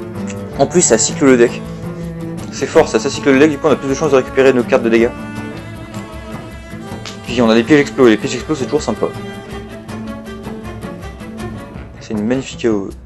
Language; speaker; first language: French; native; French